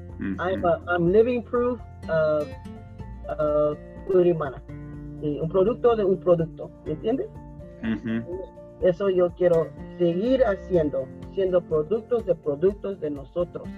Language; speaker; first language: Spanish; early bilingual, heritage; Spanish